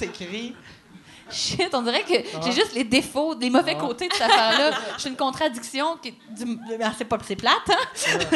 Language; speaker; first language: French; native; French